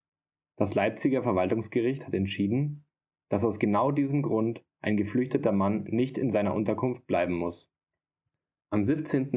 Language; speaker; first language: German; native; German